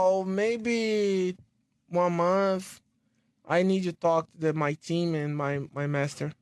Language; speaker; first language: English; non-native, learner; Portuguese